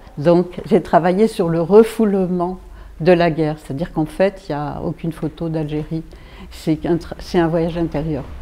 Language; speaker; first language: French; native; French